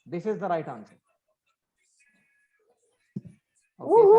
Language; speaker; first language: English; non-native, learner; Arabic